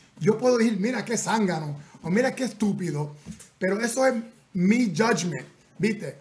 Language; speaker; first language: Spanish; early bilingual, other home language; English